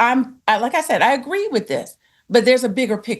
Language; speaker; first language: English; native; English